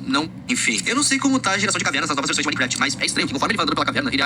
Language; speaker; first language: Portuguese; native; Portuguese